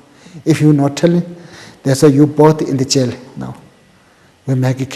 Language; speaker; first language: English; non-native, local second language; Tibetan